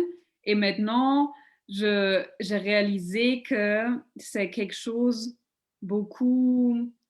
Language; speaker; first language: French; non-native, local second language; German